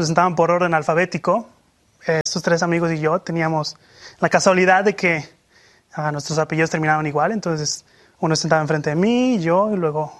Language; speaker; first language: Spanish; native; Spanish